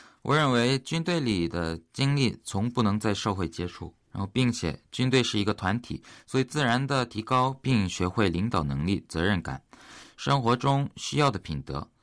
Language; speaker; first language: Chinese; early bilingual, other home language; Korean